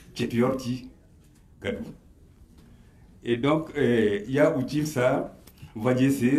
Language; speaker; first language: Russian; non-native, fluent; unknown